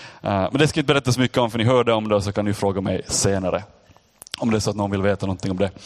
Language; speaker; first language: Swedish; native; Swedish